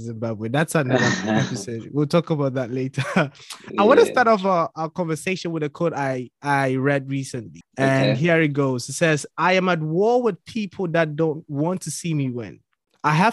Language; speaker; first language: English; non-native, local second language; Akan